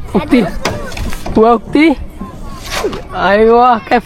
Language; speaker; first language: Arabic; non-native, learner; Bangla